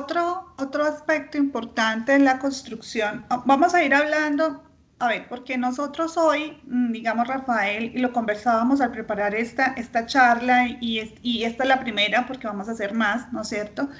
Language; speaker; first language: Spanish; native; Spanish